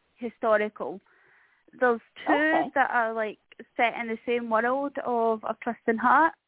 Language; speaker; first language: English; native; English